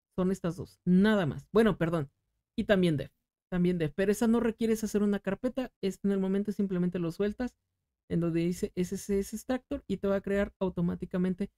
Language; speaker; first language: Spanish; native; Spanish